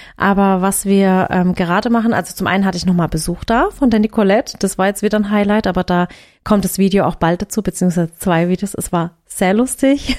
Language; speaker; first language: German; early bilingual, other home language; Turkish